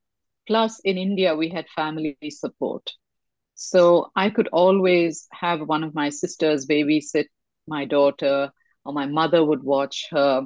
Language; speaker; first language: English; non-native, local second language; Tamil